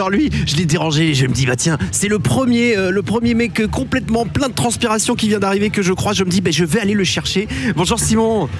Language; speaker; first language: French; native; French